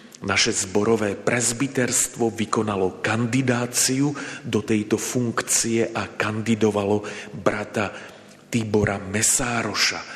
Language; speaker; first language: Slovak; native; Slovak